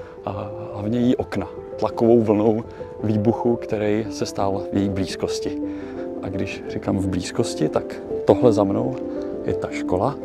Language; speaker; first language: Czech; native; Czech